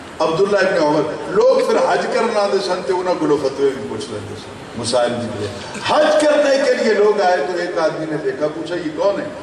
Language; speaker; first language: Urdu; non-native, local second language; Saraiki